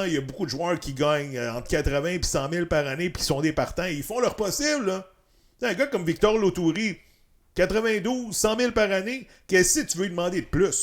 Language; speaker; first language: French; native; French